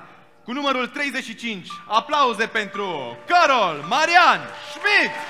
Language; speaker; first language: Romanian; native; Romanian